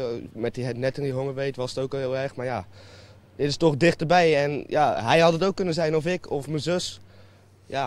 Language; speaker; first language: Dutch; native; Dutch